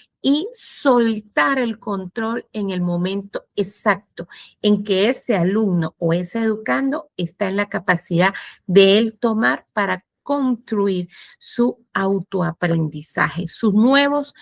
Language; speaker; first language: Spanish; native; Spanish